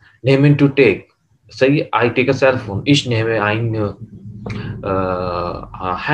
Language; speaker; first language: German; non-native, learner; Urdu